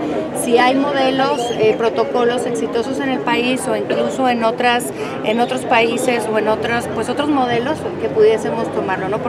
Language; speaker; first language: Spanish; native; Spanish